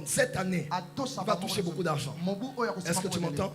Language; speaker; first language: French; non-native, local second language; Lingala